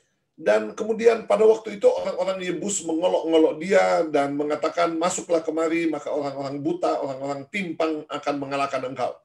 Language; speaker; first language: Indonesian; native; Indonesian